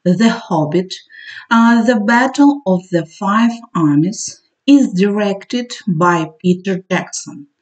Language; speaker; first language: English; non-native, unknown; Ukrainian